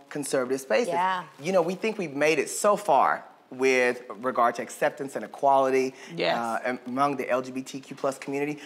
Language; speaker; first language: English; native; English